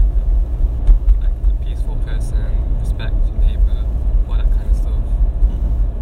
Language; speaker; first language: English; native; English